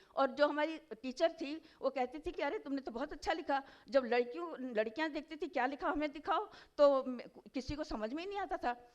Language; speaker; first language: Hindi; non-native, local second language; Odia